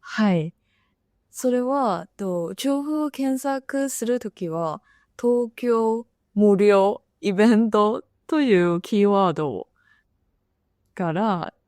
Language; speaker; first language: Japanese; non-native, fluent; Chinese